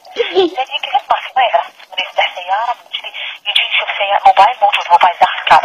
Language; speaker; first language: Arabic; non-native, learner; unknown